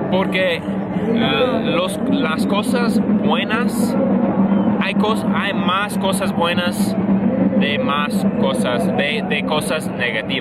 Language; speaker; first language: Spanish; non-native, learner; English